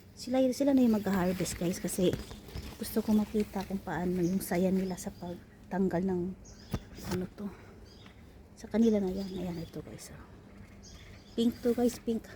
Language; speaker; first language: Filipino; non-native, local second language; Chavacano